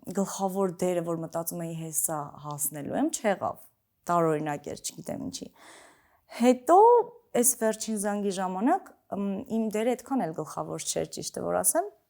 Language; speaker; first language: Armenian; early bilingual, other home language; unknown